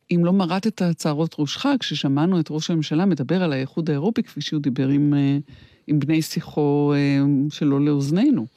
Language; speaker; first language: Hebrew; native; Hebrew